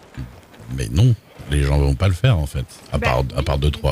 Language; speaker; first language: French; native; French